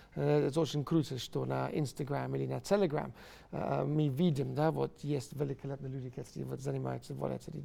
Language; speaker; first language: Russian; non-native, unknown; English